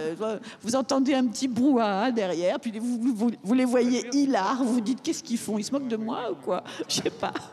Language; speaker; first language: French; native; French